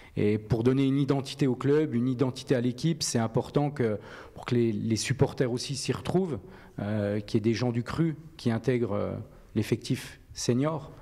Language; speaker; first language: French; native; French